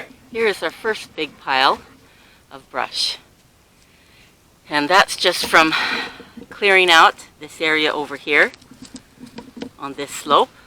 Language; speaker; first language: English; native; English